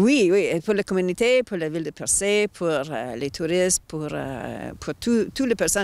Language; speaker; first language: French; non-native, local second language; English